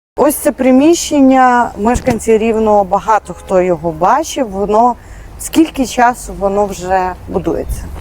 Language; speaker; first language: Ukrainian; native; Ukrainian